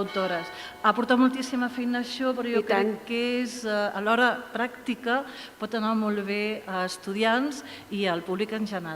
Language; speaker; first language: Catalan; native; Catalan